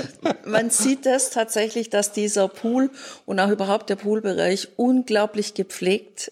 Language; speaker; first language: German; native; German